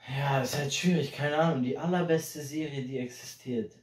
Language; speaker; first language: German; early bilingual, heritage; Polish